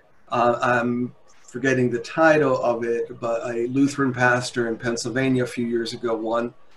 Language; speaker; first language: English; native; English